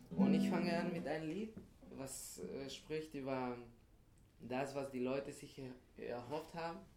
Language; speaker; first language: German; non-native, fluent; Spanish